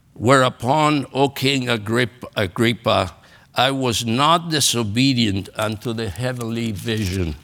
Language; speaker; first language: English; non-native, fluent; Spanish